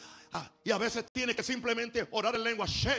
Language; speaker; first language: Spanish; native; Spanish